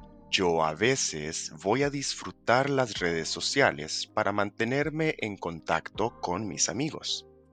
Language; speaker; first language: Spanish; native; Spanish